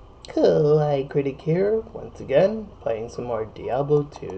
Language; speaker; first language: English; native; English